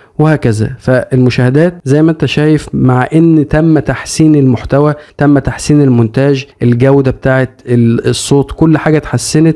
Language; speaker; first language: Arabic; native; Arabic